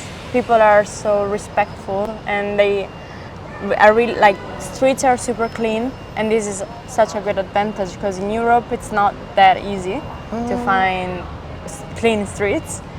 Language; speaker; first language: English; non-native, fluent; Italian